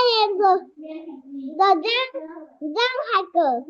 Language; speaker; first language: English; non-native, learner; Vietnamese